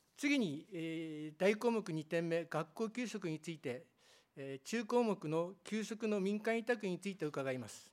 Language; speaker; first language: Japanese; native; Japanese